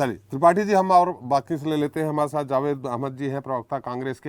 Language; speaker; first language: Hindi; native; Hindi